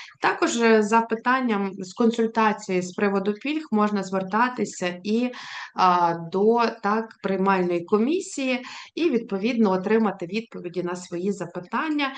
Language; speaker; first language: Ukrainian; native; Ukrainian